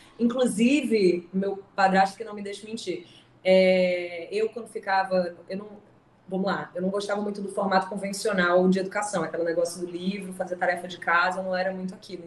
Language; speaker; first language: Portuguese; native; Portuguese